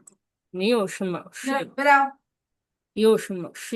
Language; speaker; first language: Chinese; non-native, fluent; Bangla